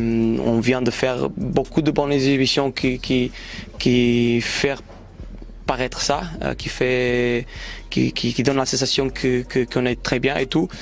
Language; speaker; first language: French; non-native, fluent; Portuguese